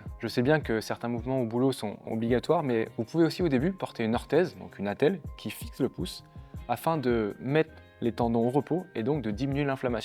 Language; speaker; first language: French; native; French